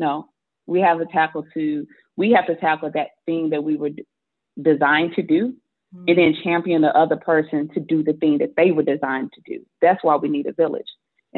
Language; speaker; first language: English; native; English